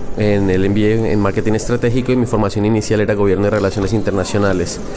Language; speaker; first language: Spanish; native; Spanish